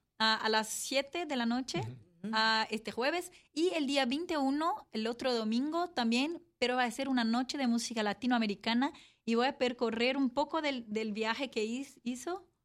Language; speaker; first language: Spanish; non-native, fluent; Portuguese